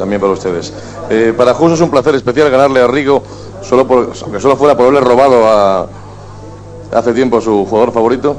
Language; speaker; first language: Spanish; native; Spanish